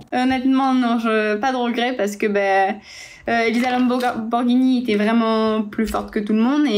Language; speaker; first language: French; native; French